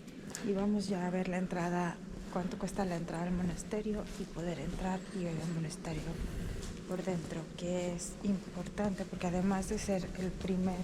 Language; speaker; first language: Spanish; native; Spanish